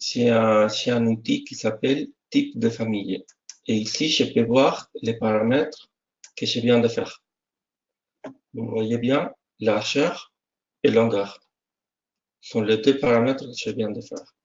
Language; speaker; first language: French; non-native, fluent; Spanish